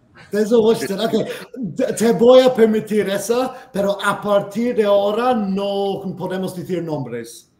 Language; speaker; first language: Spanish; non-native, fluent; English